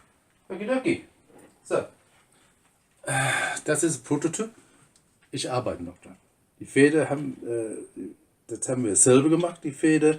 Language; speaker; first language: German; non-native, fluent; English